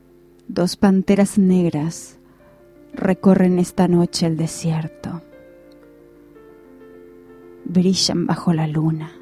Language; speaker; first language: Spanish; native; Spanish